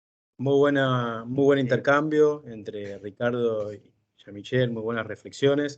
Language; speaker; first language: Spanish; native; Spanish